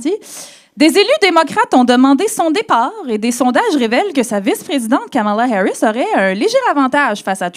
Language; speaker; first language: French; native; French